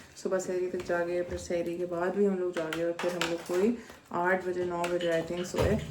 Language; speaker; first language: Urdu; native; Urdu